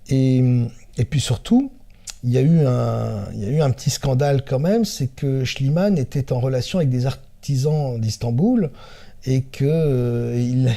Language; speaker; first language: French; native; French